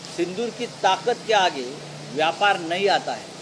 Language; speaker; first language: Hindi; non-native, local second language; Marathi